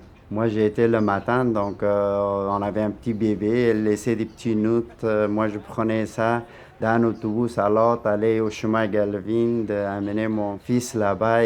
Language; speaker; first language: French; non-native, fluent; Persian